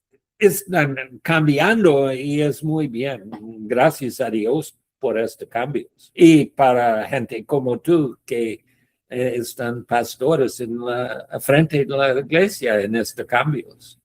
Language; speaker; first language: Spanish; non-native, learner; English